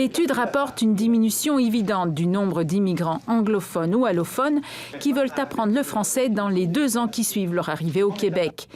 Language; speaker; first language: French; native; French